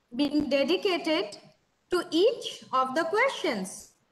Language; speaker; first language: English; non-native, local second language; Hindi